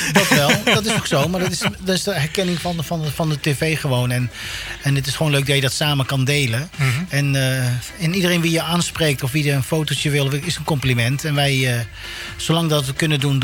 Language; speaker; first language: Dutch; native; Dutch